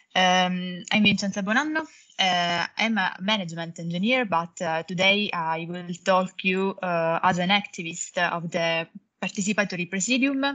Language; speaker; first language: English; non-native, fluent; Italian